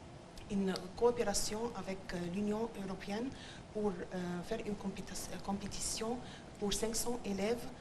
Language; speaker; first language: French; non-native, fluent; Arabic